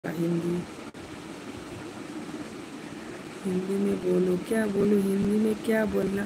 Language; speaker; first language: Hindi; non-native, learner; Bangla